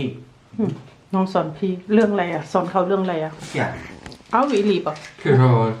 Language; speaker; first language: Thai; native; Thai